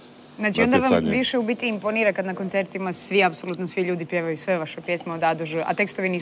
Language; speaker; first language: Bosnian; native; Bosnian